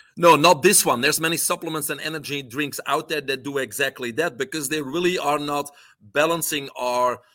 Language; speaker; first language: English; non-native, fluent; Dutch